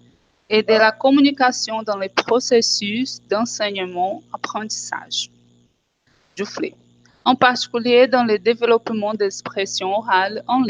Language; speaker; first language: French; non-native, fluent; Portuguese